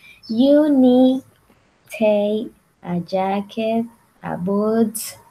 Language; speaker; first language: English; non-native, learner; Spanish